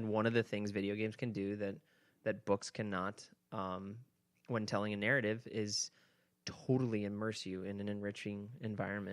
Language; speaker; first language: English; native; English